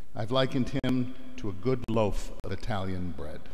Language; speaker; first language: English; native; English